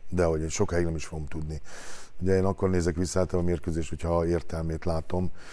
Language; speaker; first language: Hungarian; native; Hungarian